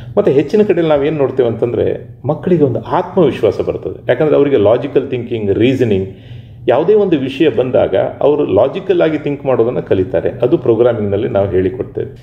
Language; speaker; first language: Kannada; native; Kannada